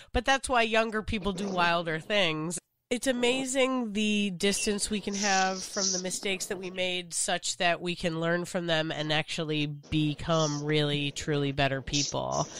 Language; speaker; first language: English; native; English